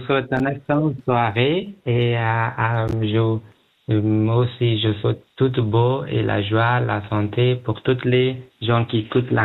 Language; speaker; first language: French; non-native, learner; Pashto